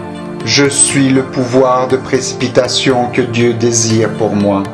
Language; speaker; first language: French; native; French